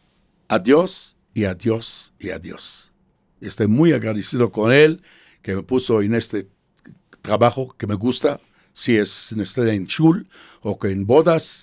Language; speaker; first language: Spanish; non-native, fluent; Hebrew